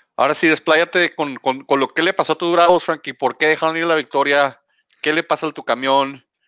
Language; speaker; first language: Spanish; native; Spanish